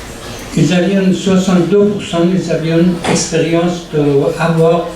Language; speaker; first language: French; non-native, learner; Persian